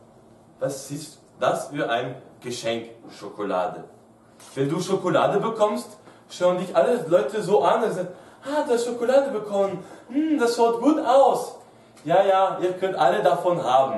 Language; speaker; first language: German; non-native, fluent; French